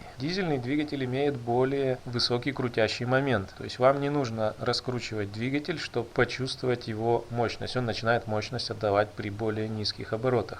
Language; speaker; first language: Russian; native; Russian